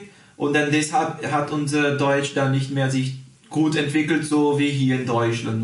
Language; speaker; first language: German; early bilingual, heritage; Portuguese